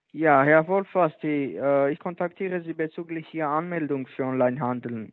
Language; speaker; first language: German; non-native, learner; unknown